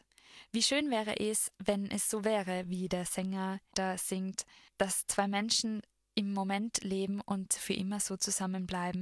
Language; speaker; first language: German; native; German